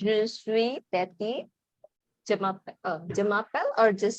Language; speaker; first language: French; non-native, learner; Indonesian